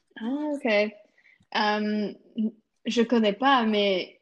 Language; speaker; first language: French; non-native, local second language; English